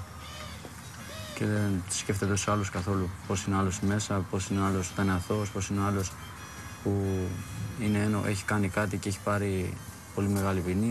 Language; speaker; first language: Greek; early bilingual, other home language; Albanian